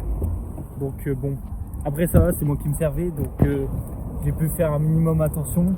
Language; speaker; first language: French; native; French